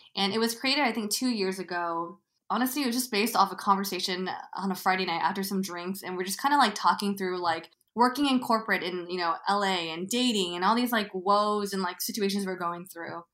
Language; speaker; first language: English; native; English